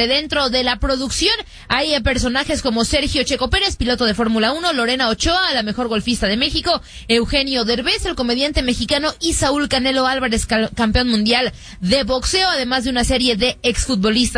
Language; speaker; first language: Spanish; native; Spanish